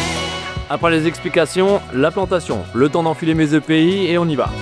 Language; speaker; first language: French; native; French